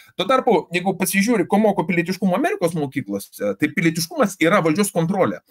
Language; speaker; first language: Lithuanian; native; Lithuanian